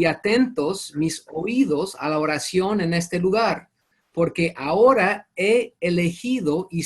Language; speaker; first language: Spanish; non-native, fluent; English